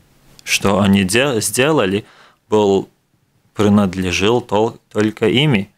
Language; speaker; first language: Russian; non-native, local second language; Latvian